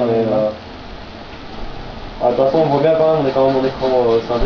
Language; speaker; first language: French; native; French